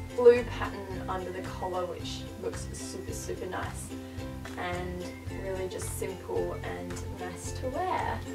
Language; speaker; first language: English; native; English